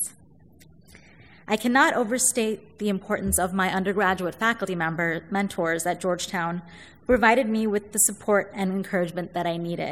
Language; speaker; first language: English; native; English